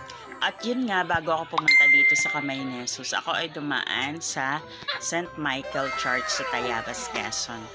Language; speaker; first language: Filipino; native; Filipino